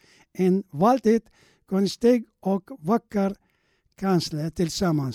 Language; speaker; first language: Swedish; non-native, learner; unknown